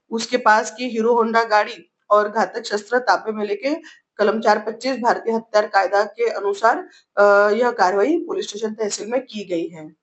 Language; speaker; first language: Hindi; non-native, local second language; Marathi